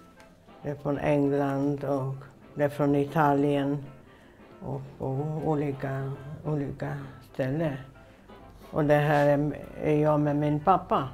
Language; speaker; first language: Swedish; non-native, fluent; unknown